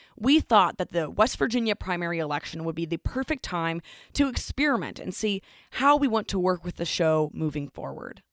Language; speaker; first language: English; native; English